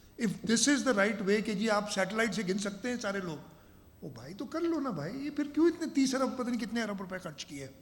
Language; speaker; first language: Urdu; non-native, local second language; Sindhi